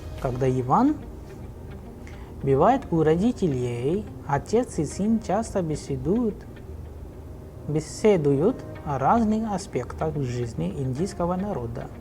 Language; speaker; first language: Russian; non-native, fluent; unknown